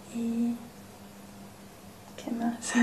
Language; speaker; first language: Spanish; non-native, learner; English